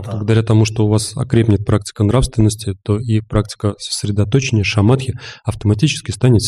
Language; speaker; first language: Russian; native; Russian